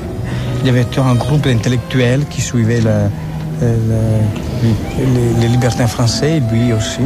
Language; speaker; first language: French; non-native, fluent; Italian